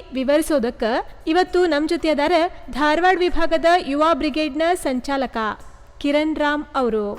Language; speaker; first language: Kannada; native; Kannada